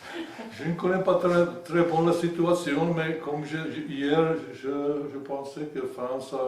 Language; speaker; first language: French; non-native, fluent; Czech